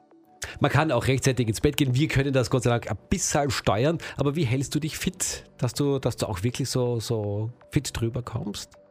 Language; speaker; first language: German; native; German